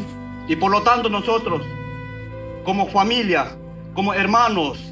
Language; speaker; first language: Spanish; non-native, local second language; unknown